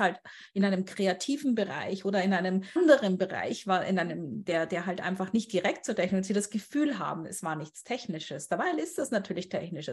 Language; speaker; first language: German; native; German